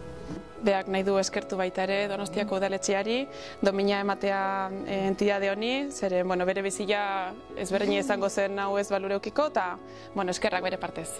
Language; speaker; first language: Basque; native; Basque